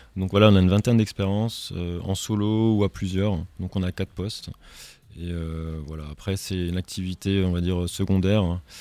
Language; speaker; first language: French; native; French